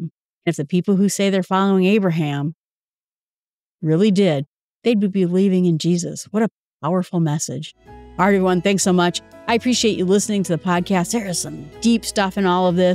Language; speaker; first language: English; native; English